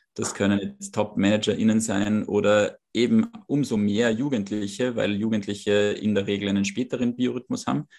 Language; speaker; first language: German; native; German